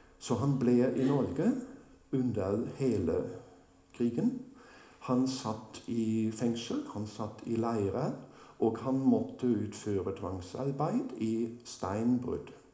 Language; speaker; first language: Norwegian; non-native, fluent; German